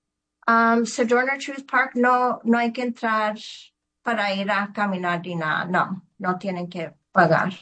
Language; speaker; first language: Spanish; early bilingual, heritage; Spanish